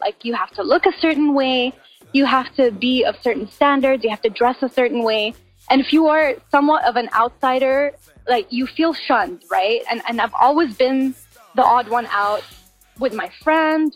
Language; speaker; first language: English; non-native, fluent; Arabic